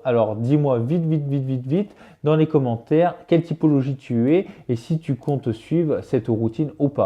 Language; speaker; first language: French; native; French